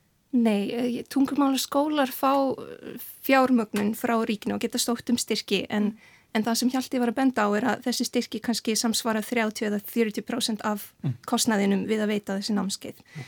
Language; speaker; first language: Icelandic; non-native, fluent; Serbian